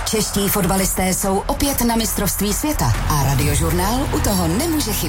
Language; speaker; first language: Czech; native; Czech